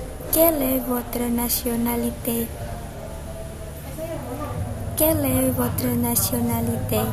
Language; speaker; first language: French; non-native, fluent; Indonesian